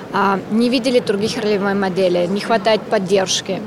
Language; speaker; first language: Russian; non-native, fluent; German